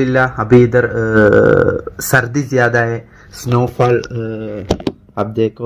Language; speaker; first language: Hindi; non-native, local second language; Malayalam